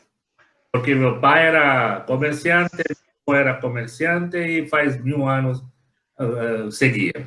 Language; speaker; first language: Portuguese; non-native, fluent; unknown